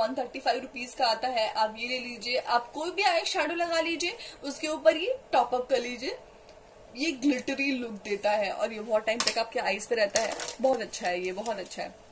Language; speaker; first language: Hindi; native; Hindi